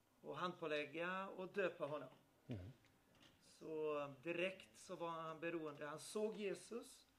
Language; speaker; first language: Swedish; non-native, fluent; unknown